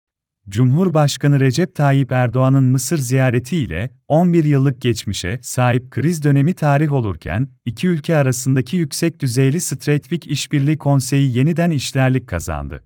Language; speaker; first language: Turkish; native; Turkish